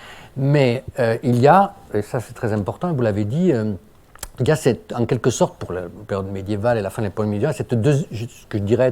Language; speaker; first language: French; native; French